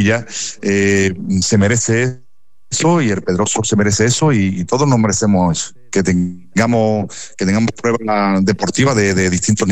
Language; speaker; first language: Spanish; native; Spanish